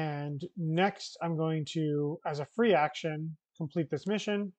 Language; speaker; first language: English; native; English